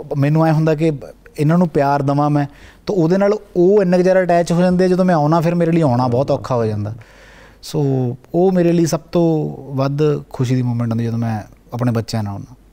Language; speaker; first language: Punjabi; native; Punjabi